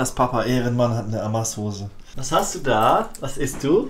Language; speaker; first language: German; native; German